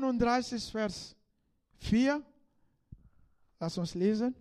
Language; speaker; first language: German; non-native, learner; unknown